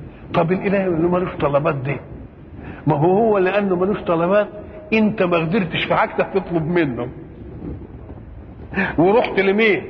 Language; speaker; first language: Arabic; native; Arabic